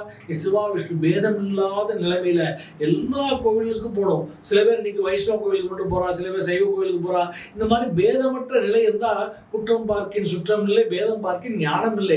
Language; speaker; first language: Tamil; native; Tamil